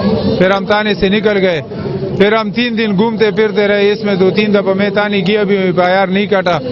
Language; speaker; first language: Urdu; non-native, local second language; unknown